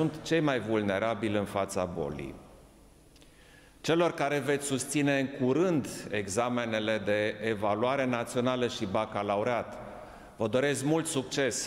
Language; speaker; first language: Romanian; non-native, local second language; German